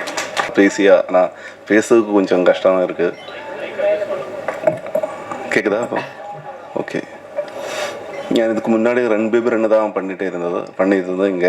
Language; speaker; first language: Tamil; non-native, learner; Malayalam